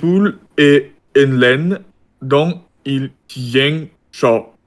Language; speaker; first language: French; non-native, learner; Russian